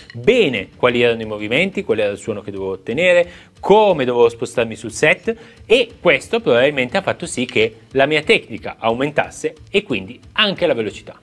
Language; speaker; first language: Italian; native; Italian